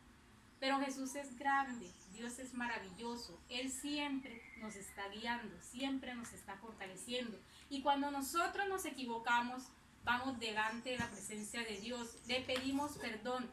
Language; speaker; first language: Spanish; native; Spanish